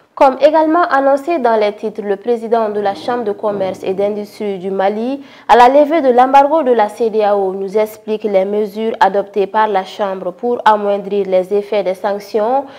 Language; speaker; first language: French; non-native, local second language; Bambara